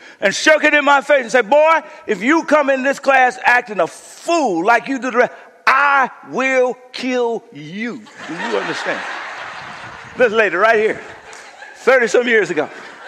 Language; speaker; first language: English; native; English